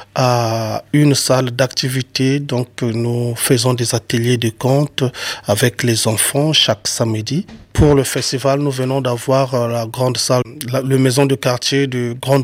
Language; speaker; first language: French; non-native, local second language; Kongo